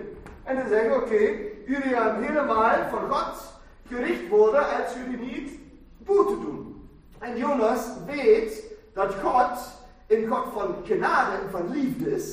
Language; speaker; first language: Dutch; non-native, fluent; German